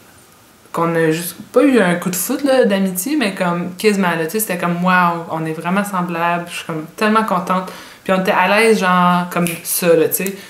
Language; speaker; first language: French; native; French